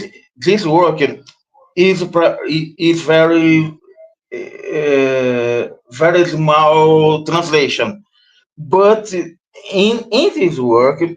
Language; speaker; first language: English; non-native, learner; Portuguese